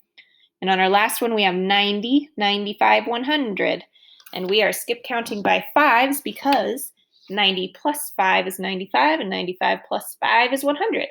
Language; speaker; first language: English; native; English